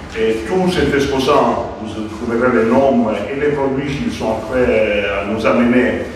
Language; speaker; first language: French; non-native, fluent; Italian